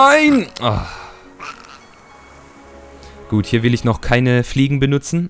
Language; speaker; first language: German; native; German